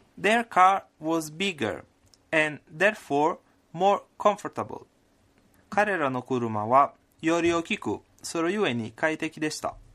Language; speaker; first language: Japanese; non-native, fluent; Italian